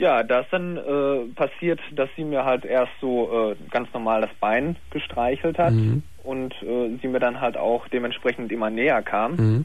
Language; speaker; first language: German; native; German